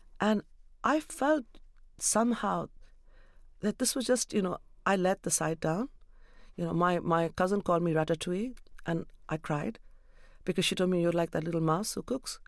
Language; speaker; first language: English; non-native, local second language; Urdu